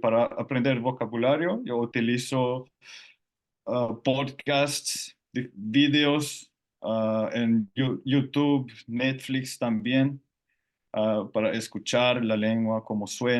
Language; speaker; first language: Spanish; non-native, fluent; Finnish